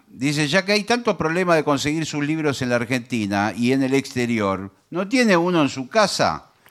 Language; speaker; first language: Spanish; native; Spanish